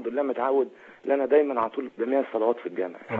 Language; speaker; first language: Arabic; native; Arabic